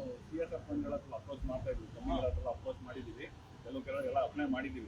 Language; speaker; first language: Kannada; native; Kannada